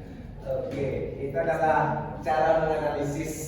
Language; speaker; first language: Indonesian; native; Indonesian